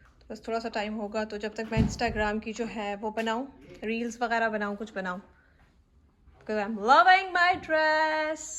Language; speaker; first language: Urdu; native; Urdu